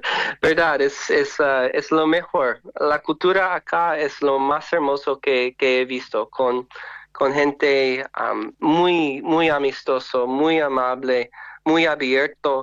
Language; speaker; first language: Spanish; non-native, fluent; English